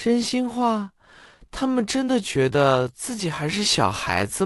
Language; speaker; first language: Chinese; non-native, fluent; English